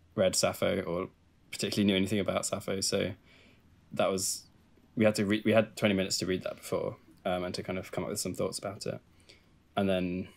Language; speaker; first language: English; native; English